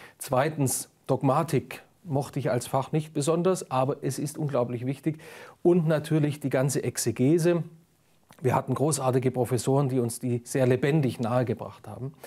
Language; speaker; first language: German; native; German